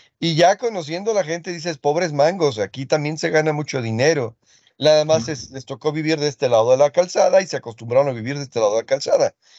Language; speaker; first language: Spanish; early bilingual, other home language; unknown